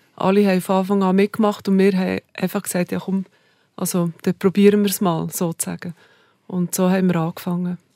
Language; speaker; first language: German; native; German